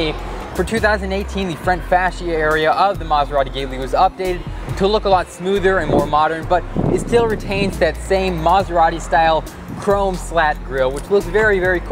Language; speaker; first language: English; native; English